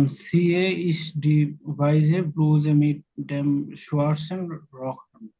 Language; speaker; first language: German; non-native, learner; Bangla